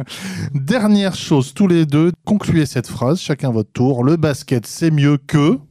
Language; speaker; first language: French; native; French